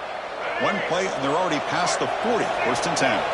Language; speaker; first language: English; native; English